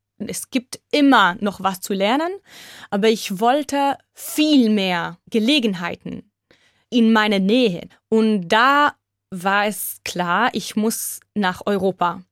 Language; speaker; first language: German; non-native, fluent; Hebrew